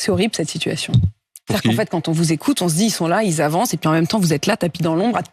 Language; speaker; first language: French; native; French